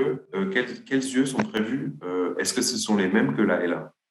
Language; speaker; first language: French; native; French